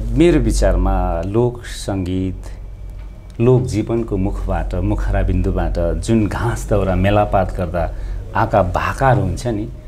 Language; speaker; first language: Nepali; non-native, local second language; Limbu